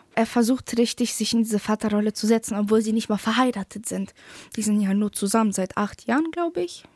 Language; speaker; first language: German; early bilingual, other home language; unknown